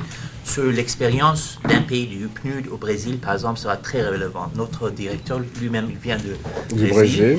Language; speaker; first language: French; non-native, fluent; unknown